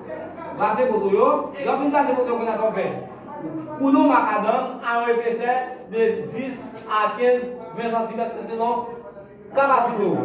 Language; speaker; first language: French; non-native, local second language; Haitian Creole